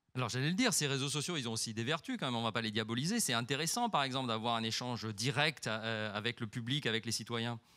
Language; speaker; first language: French; native; French